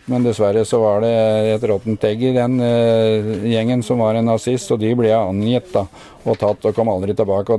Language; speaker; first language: Norwegian; native; Norwegian